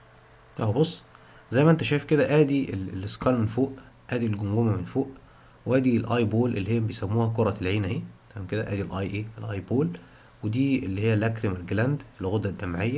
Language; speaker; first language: Arabic; native; Arabic